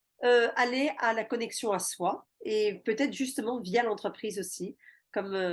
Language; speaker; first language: French; native; French